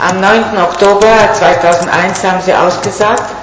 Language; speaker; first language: German; non-native, fluent; Italian